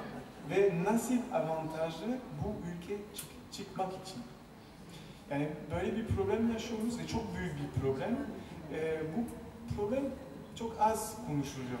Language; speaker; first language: Turkish; non-native, fluent; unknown